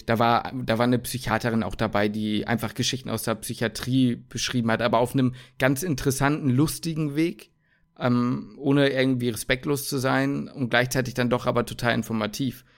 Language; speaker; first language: German; native; German